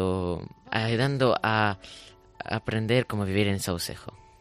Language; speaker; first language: Spanish; non-native, learner; Ukrainian